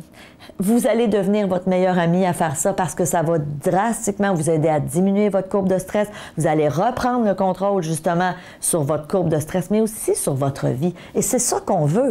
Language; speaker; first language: French; native; French